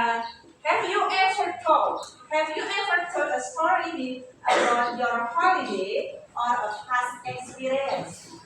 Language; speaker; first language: English; non-native, learner; Indonesian